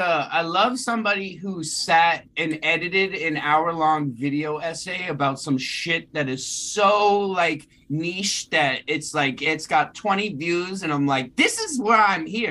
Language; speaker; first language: English; native; English